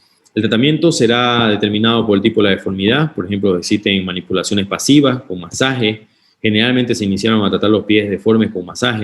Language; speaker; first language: Spanish; native; Spanish